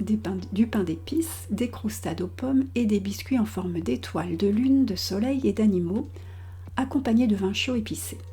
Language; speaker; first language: French; native; French